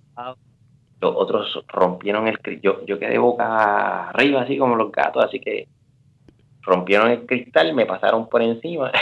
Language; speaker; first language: Spanish; native; Spanish